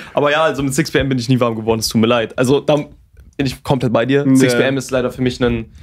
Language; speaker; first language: German; native; German